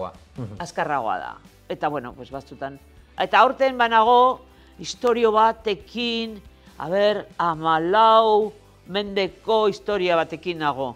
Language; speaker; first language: Basque; non-native, local second language; Spanish